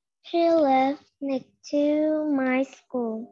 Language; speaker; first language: English; non-native, learner; Vietnamese